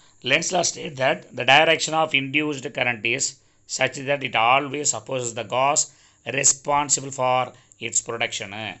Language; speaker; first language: English; non-native, local second language; Tamil